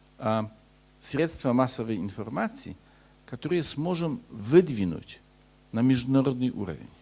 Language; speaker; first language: Russian; non-native, fluent; Polish